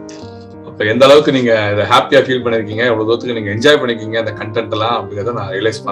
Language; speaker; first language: Tamil; native; Tamil